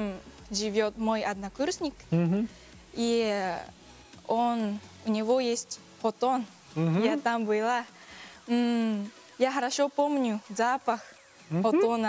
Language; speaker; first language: Russian; non-native, learner; Japanese